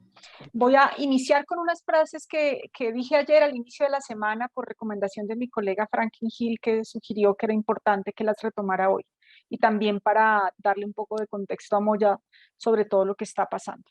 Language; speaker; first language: Spanish; native; Spanish